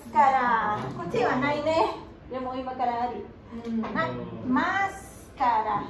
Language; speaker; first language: Spanish; non-native, fluent; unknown